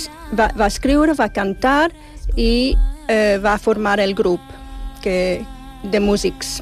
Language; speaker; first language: Catalan; non-native, fluent; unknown